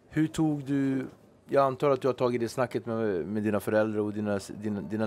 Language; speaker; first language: Swedish; native; Swedish